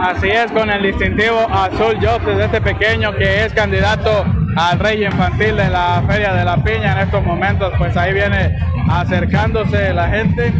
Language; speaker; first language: Spanish; native; Spanish